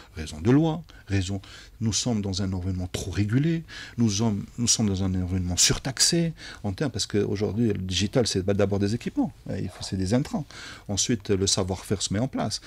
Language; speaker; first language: French; non-native, local second language; Arabic